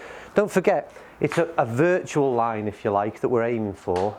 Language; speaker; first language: English; native; English